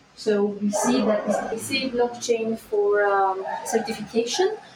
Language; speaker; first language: English; non-native, fluent; Greek